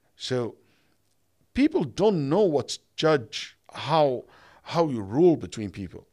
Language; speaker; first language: English; non-native, fluent; Arabic